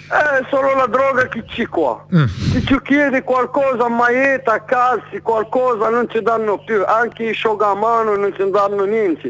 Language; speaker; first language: Italian; non-native, learner; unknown